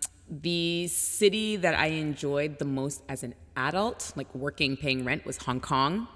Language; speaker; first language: English; native; English